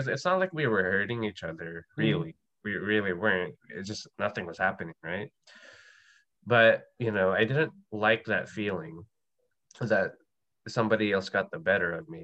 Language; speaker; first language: English; non-native, local second language; Filipino